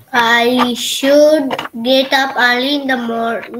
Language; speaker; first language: English; non-native, learner; Bangla